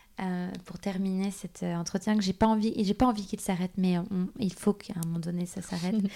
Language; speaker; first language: French; native; French